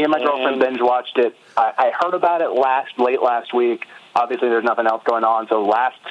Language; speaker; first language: English; native; English